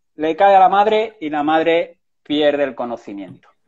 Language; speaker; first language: Spanish; native; Spanish